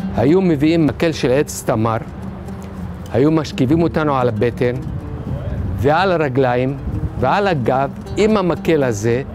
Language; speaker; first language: Hebrew; non-native, fluent; Arabic